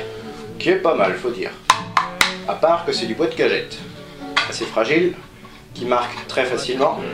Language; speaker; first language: French; native; French